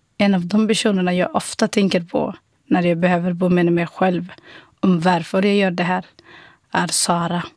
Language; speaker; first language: Swedish; non-native, fluent; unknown